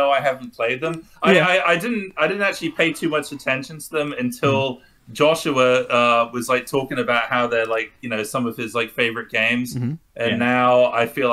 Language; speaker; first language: English; native; English